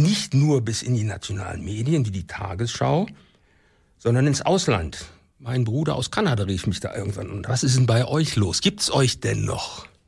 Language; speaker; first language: German; native; German